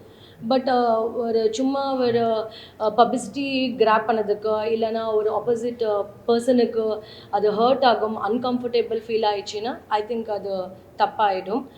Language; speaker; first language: Tamil; non-native, learner; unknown